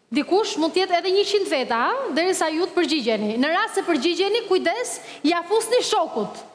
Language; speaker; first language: Albanian; native; Albanian